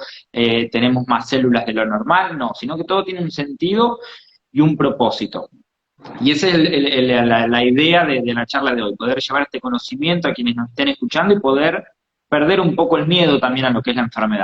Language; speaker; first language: Spanish; native; Spanish